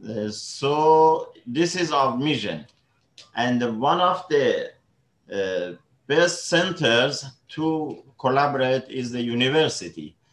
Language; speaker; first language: English; non-native, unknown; Persian